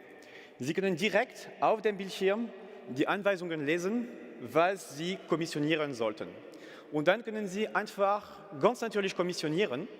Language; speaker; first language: German; non-native, fluent; French